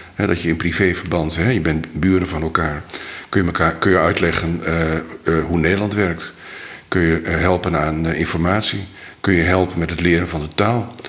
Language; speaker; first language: Dutch; native; Dutch